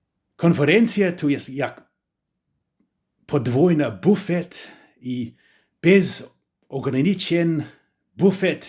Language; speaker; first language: Polish; non-native, fluent; English